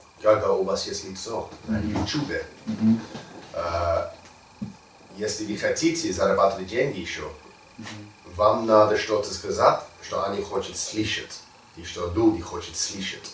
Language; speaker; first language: Russian; non-native, learner; English